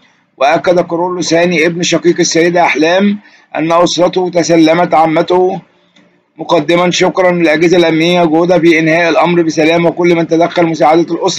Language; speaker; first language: Arabic; native; Arabic